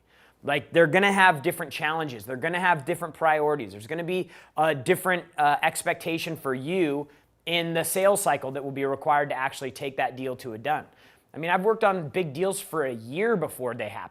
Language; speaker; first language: English; native; English